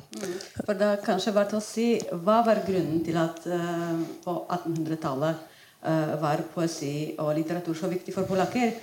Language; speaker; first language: Norwegian; non-native, fluent; Polish